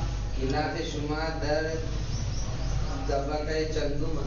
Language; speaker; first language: Persian; non-native, learner; Urdu